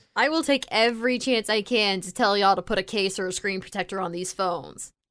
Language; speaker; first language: English; native; English